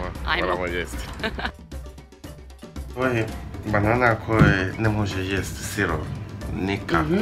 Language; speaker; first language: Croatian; non-native, learner; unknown